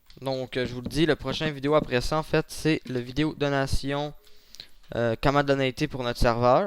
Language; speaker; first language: French; native; French